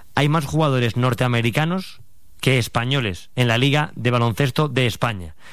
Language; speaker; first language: Spanish; native; Spanish